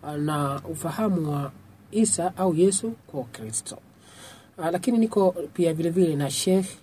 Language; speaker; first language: Swahili; native; Swahili